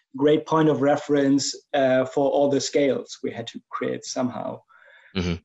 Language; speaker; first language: English; non-native, fluent; German